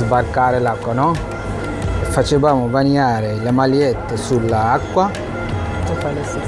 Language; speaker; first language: Italian; non-native, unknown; Bangla